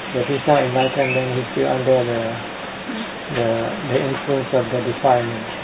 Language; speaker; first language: English; non-native, fluent; Thai